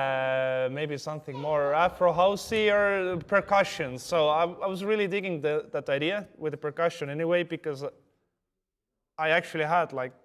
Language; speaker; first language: English; non-native, fluent; Estonian